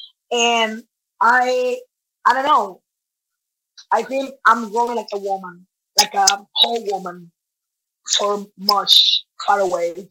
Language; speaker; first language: English; non-native, learner; Spanish